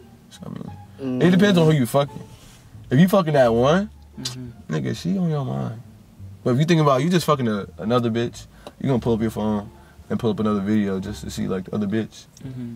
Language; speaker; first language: English; native; English